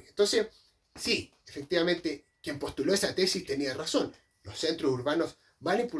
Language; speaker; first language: Spanish; native; Spanish